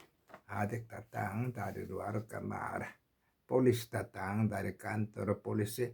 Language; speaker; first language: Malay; non-native, learner; Korean